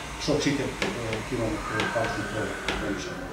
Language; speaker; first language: Hungarian; non-native, learner; Serbian